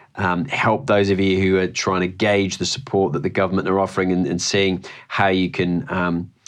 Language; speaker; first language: English; native; English